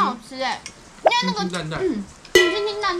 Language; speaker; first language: Chinese; native; Chinese